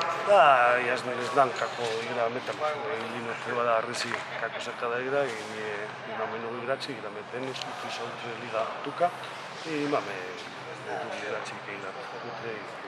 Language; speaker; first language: Macedonian; non-native, learner; Spanish